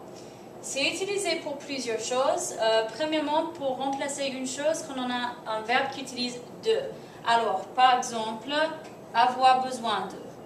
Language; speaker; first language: French; non-native, fluent; English